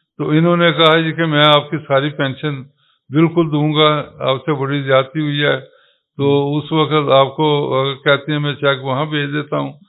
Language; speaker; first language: Urdu; non-native, local second language; Punjabi